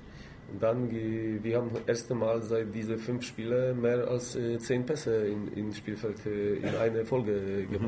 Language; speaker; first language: German; non-native, fluent; Polish